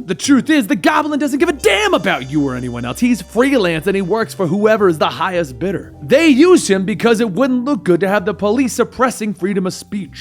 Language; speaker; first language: English; native; English